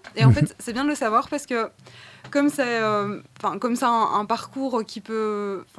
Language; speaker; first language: French; native; French